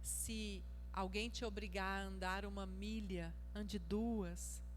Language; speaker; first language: Portuguese; native; Portuguese